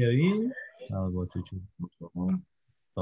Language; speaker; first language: Russian; non-native, fluent; Korean